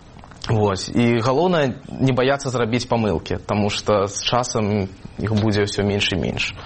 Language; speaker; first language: Ukrainian; non-native, fluent; Russian